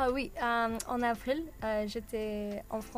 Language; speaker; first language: French; non-native, learner; English